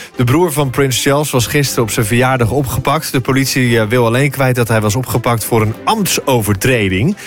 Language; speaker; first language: Dutch; native; Dutch